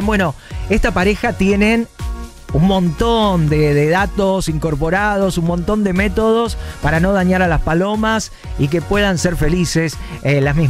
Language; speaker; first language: Spanish; native; Spanish